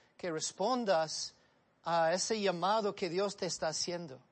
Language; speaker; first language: Spanish; non-native, fluent; English